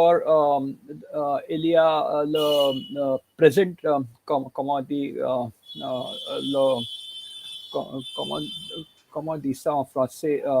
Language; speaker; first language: French; non-native, learner; Konkani